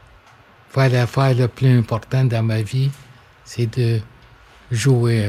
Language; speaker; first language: French; non-native, local second language; English